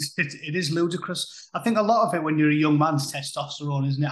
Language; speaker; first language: English; native; English